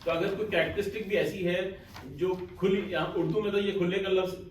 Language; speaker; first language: Urdu; native; Urdu